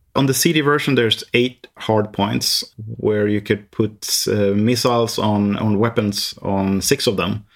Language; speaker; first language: English; non-native, fluent; Swedish